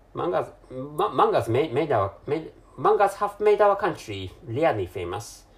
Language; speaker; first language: English; non-native, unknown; Japanese